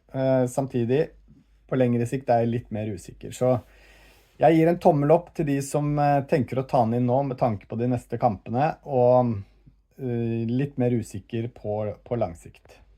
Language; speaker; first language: Norwegian; native; Norwegian